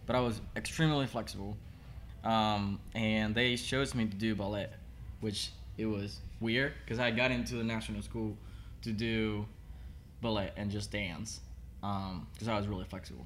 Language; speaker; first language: English; non-native, fluent; Spanish